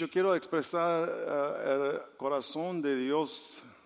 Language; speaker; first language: Spanish; non-native, learner; English